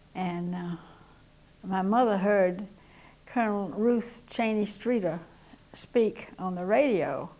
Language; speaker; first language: English; native; English